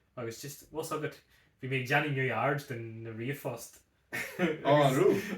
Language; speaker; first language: Irish; non-native, local second language; English